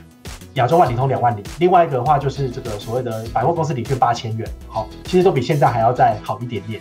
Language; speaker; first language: Chinese; native; Chinese